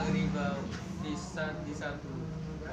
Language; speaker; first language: Arabic; non-native, learner; Indonesian